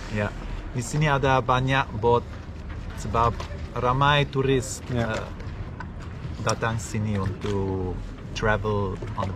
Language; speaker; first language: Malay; non-native, learner; German